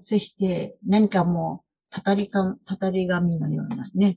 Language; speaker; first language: Japanese; native; Japanese